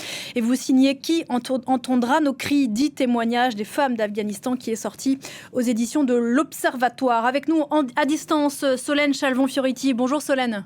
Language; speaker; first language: French; native; French